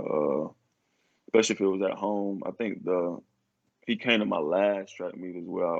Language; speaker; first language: English; native; English